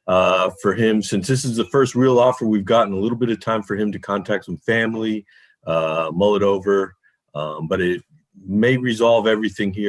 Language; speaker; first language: English; native; English